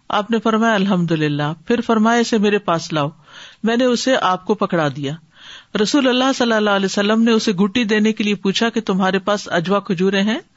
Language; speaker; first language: Urdu; native; Urdu